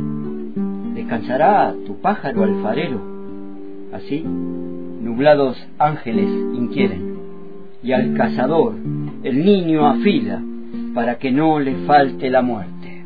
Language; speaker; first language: Spanish; native; Spanish